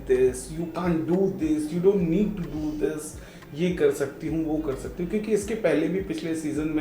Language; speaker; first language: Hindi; native; Hindi